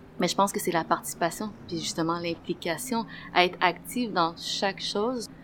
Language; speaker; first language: French; native; French